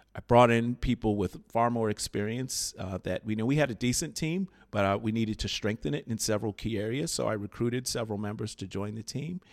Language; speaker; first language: English; native; English